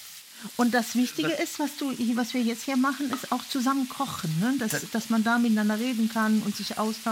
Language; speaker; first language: German; native; German